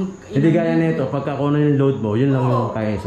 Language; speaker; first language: Filipino; native; Filipino